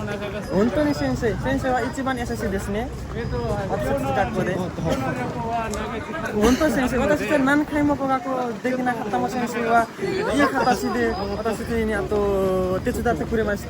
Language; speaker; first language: Japanese; non-native, learner; Nepali